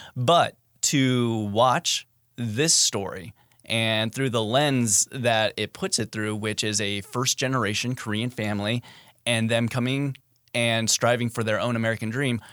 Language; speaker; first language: English; native; English